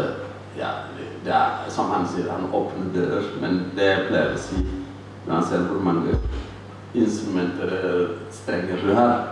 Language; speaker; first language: Norwegian; non-native, fluent; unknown